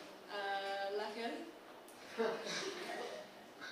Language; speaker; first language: French; non-native, fluent; Czech